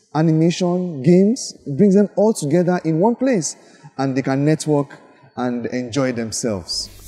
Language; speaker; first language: English; non-native, local second language; Yoruba